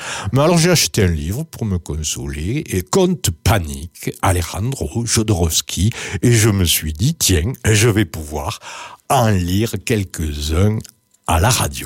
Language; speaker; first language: French; native; French